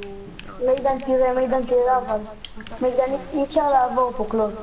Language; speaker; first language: Hebrew; native; Hebrew